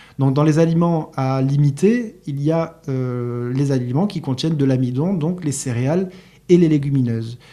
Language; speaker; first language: French; native; French